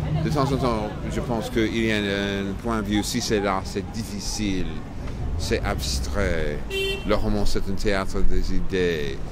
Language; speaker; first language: French; non-native, fluent; English